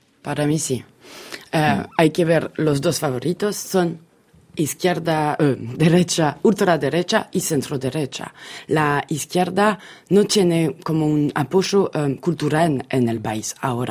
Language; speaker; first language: Spanish; non-native, fluent; French